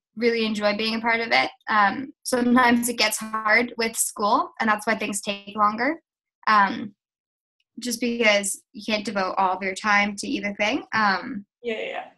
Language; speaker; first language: English; native; English